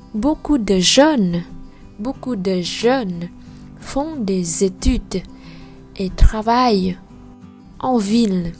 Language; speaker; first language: French; non-native, learner; Vietnamese